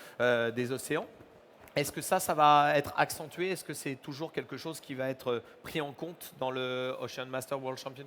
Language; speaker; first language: French; native; French